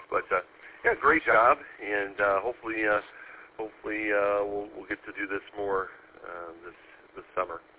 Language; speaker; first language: English; native; English